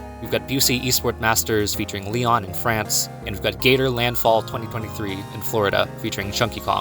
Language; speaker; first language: English; native; English